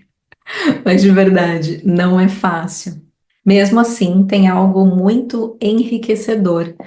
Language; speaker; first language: Portuguese; native; Portuguese